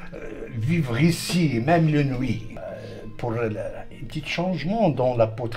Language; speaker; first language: French; non-native, local second language; Arabic